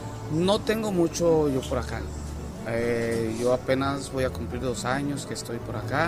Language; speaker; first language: Spanish; native; Spanish